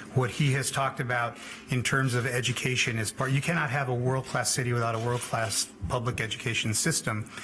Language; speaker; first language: English; early bilingual, other home language; Spanish